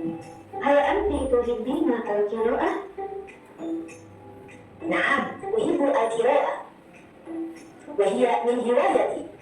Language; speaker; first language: Arabic; non-native, learner; Indonesian